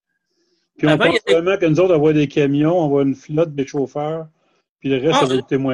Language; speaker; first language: French; native; French